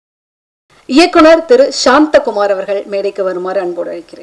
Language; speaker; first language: Tamil; native; Tamil